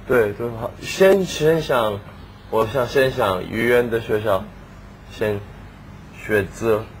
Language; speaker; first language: Chinese; non-native, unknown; English